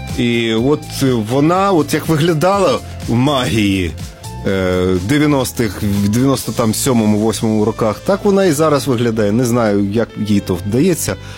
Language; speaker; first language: Ukrainian; native; Ukrainian